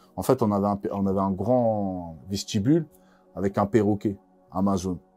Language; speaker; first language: French; native; French